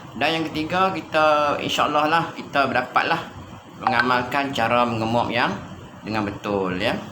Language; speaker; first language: Malay; native; Malay